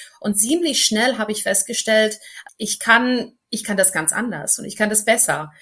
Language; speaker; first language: German; non-native, fluent; English